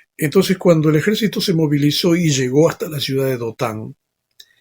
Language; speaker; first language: Spanish; native; Spanish